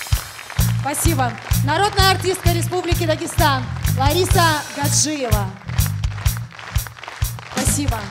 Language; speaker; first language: Russian; non-native, local second language; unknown